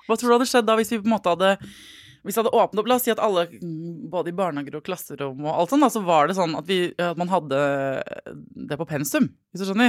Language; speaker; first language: Norwegian; native; Norwegian